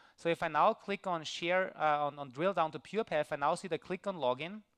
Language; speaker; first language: English; non-native, fluent; German